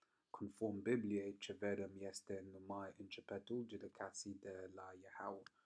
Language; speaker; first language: Romanian; non-native, learner; English